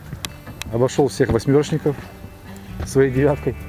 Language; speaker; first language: Russian; native; Russian